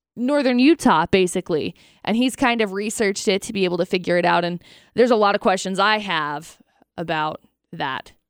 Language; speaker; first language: English; native; English